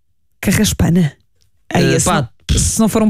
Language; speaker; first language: Portuguese; native; Portuguese